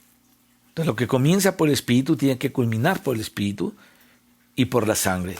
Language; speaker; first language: Spanish; native; Spanish